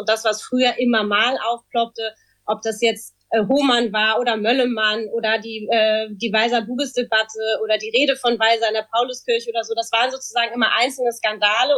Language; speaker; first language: German; native; German